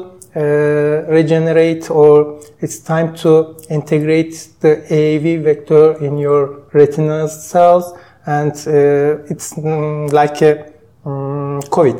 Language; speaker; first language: English; non-native, learner; Turkish